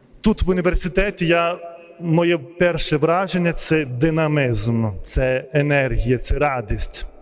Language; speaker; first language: Ukrainian; non-native, fluent; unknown